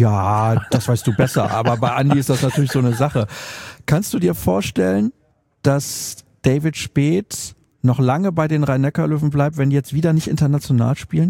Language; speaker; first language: German; native; German